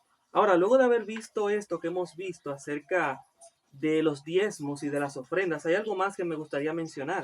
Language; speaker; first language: Spanish; native; Spanish